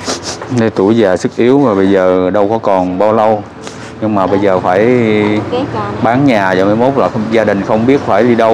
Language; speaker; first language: Vietnamese; native; Vietnamese